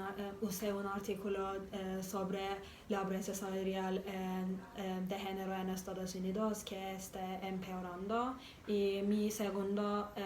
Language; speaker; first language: Spanish; non-native, learner; English